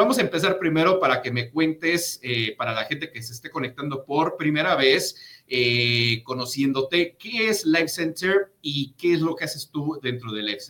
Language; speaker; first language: Spanish; native; Spanish